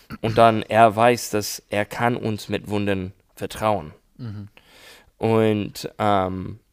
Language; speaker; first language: German; non-native, learner; English